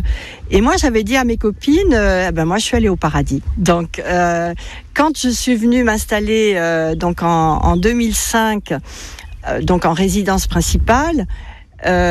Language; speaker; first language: French; native; French